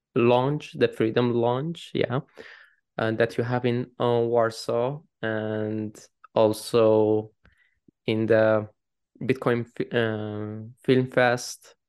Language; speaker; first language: English; non-native, fluent; Persian